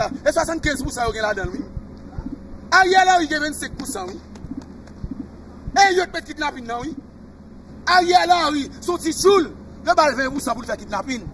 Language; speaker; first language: French; non-native, local second language; Haitian Creole